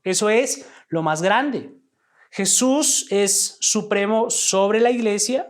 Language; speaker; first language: Spanish; native; Spanish